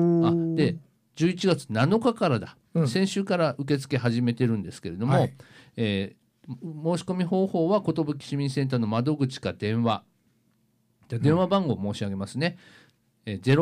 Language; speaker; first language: Japanese; native; Japanese